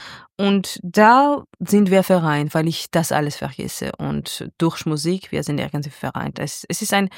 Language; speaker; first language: German; non-native, fluent; Georgian